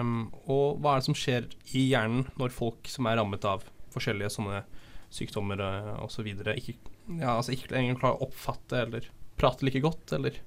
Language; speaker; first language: Norwegian; native; Norwegian